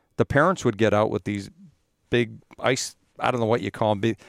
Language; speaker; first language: English; native; English